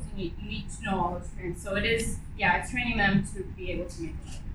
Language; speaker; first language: English; early bilingual, other home language; Arabic